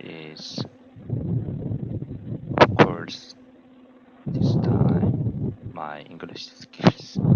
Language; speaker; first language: English; non-native, learner; Korean